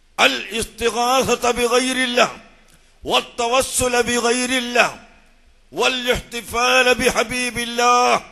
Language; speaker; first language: Arabic; non-native, fluent; Malayalam